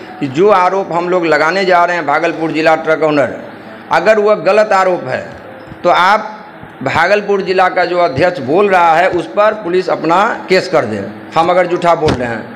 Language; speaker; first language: Hindi; native; Hindi